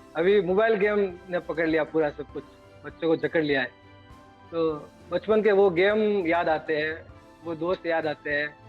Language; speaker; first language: Hindi; native; Hindi